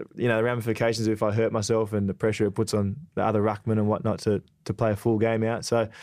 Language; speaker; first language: English; native; English